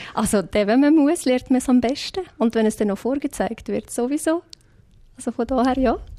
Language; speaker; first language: German; non-native, fluent; Afrikaans